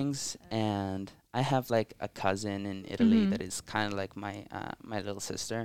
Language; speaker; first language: English; non-native, fluent; Italian